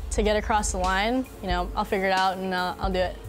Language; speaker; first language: English; native; English